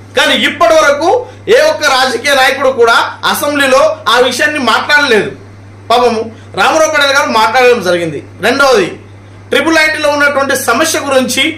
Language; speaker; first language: Telugu; non-native, local second language; Marathi